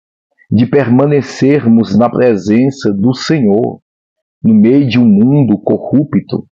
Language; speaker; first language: Portuguese; native; Portuguese